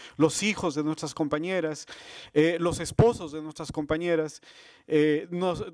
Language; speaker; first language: Spanish; native; Spanish